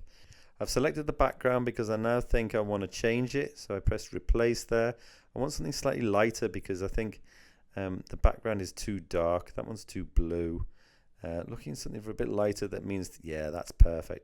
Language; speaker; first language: English; native; English